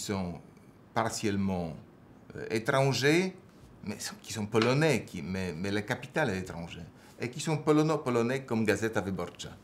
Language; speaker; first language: French; non-native, fluent; Polish